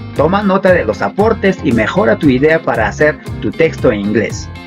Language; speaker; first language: Spanish; native; Spanish